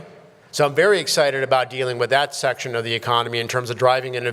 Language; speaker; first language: English; native; English